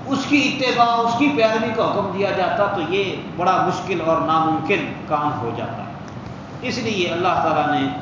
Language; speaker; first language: Urdu; non-native, local second language; Punjabi